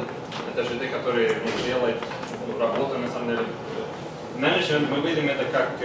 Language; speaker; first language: Russian; non-native, learner; Swedish